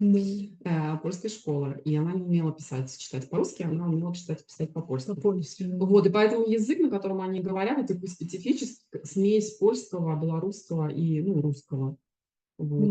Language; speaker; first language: Russian; native; Russian